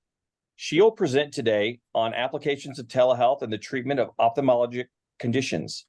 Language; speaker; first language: English; native; English